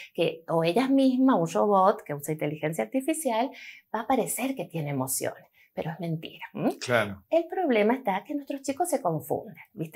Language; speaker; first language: Spanish; native; Spanish